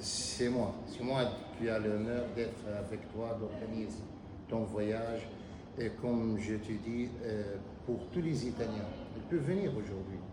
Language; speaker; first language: French; non-native, fluent; Arabic